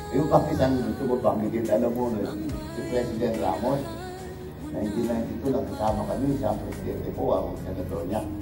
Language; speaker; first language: Filipino; non-native, local second language; Iloko